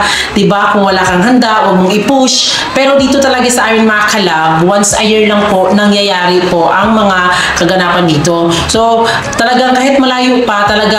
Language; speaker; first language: Filipino; non-native, local second language; Cebuano